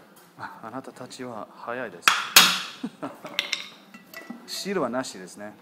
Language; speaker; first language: Japanese; non-native, learner; English